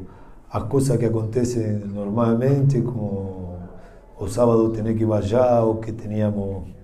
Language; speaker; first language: Portuguese; non-native, learner; Spanish